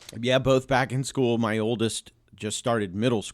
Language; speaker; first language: English; native; English